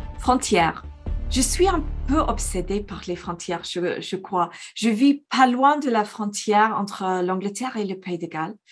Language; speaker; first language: French; non-native, fluent; English